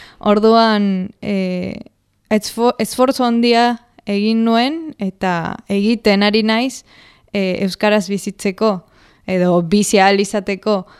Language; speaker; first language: Basque; non-native, fluent; Spanish